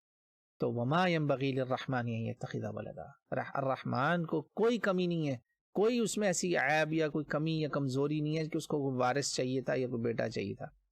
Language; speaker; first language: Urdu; native; Urdu